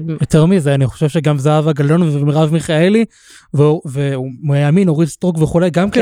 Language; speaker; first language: Hebrew; native; Hebrew